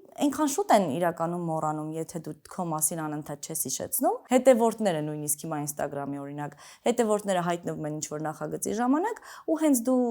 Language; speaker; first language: Armenian; early bilingual, other home language; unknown